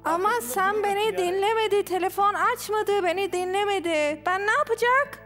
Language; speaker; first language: Turkish; non-native, learner; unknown